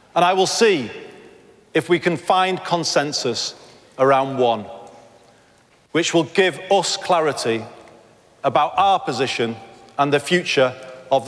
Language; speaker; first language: English; native; English